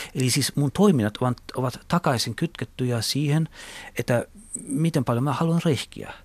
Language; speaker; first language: Finnish; non-native, local second language; Swedish